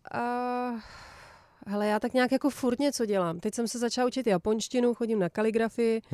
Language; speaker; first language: Czech; early bilingual, heritage; Czech